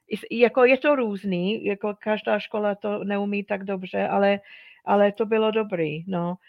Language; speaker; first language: Czech; non-native, fluent; English